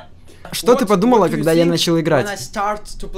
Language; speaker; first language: Russian; native; Russian